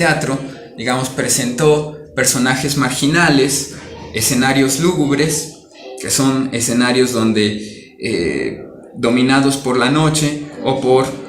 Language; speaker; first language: Spanish; native; Spanish